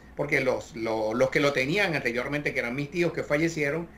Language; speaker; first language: Spanish; native; Spanish